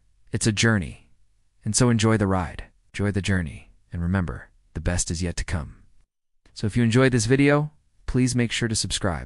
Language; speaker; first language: English; native; English